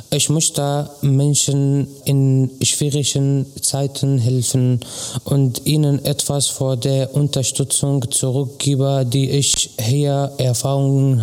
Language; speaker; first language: German; non-native, learner; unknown